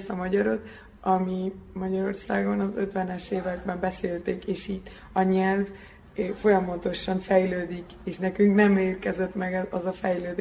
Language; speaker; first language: Hungarian; early bilingual, heritage; Hungarian